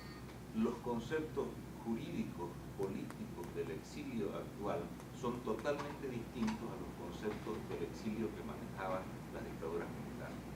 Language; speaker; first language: Spanish; native; Spanish